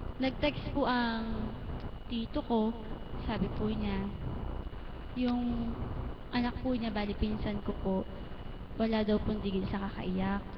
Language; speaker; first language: Filipino; native; Filipino